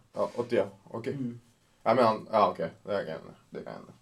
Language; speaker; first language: Norwegian; early bilingual, other home language; Sinhala